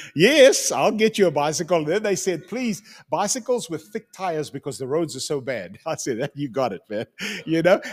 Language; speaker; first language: English; native; English